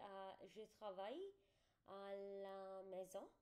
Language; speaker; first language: French; non-native, learner; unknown